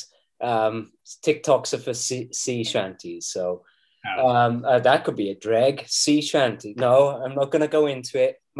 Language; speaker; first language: English; native; English